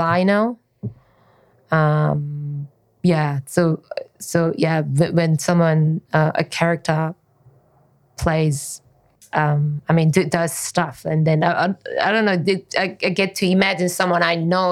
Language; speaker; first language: English; non-native, fluent; Korean